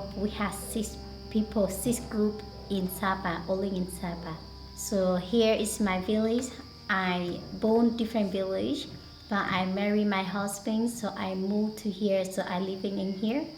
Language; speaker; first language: English; non-native, learner; Hmong